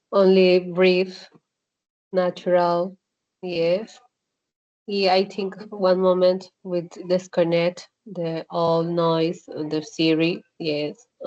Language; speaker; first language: English; non-native, learner; Spanish